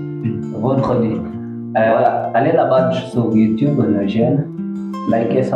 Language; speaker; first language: French; non-native, learner; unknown